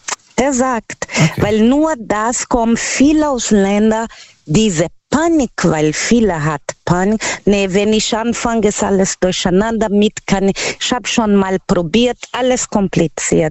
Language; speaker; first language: German; non-native, fluent; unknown